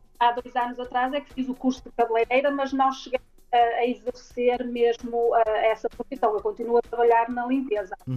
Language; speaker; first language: Portuguese; native; Portuguese